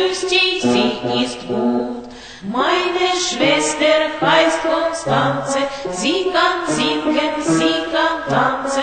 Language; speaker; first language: German; non-native, learner; Russian